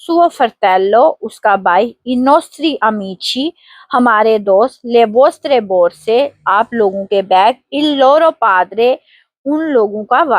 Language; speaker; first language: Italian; non-native, fluent; Urdu